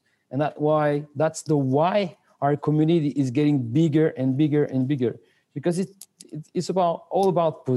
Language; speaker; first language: English; non-native, fluent; French